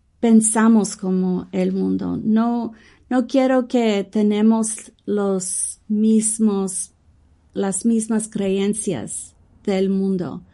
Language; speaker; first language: Spanish; non-native, fluent; English